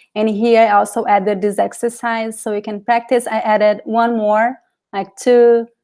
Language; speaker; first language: English; non-native, fluent; Portuguese